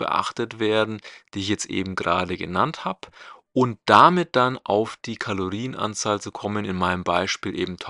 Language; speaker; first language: German; native; German